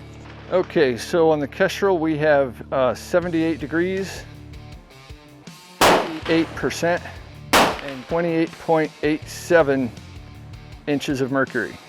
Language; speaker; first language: English; native; English